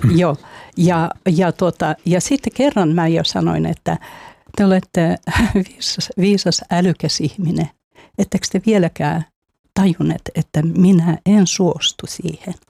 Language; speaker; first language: Finnish; non-native, fluent; Russian